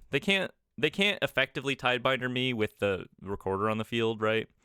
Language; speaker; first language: English; native; English